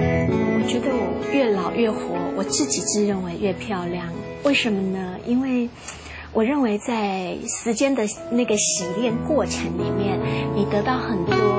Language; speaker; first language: Chinese; non-native, local second language; Hakka Chinese